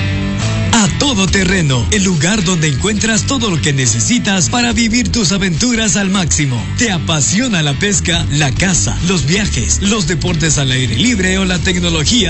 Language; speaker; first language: Spanish; native; Spanish